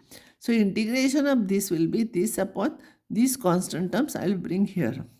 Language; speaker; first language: English; non-native, local second language; Marathi